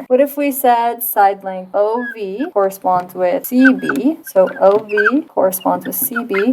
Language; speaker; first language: English; native; English